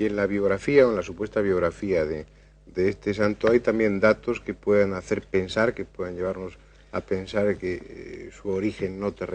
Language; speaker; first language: Spanish; native; Spanish